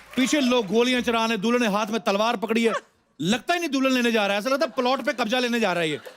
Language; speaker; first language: Hindi; non-native, local second language; Punjabi